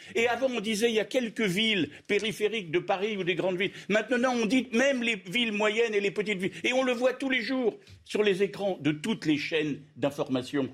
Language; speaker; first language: French; native; French